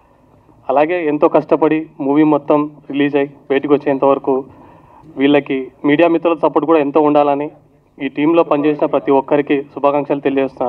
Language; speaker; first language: Telugu; native; Telugu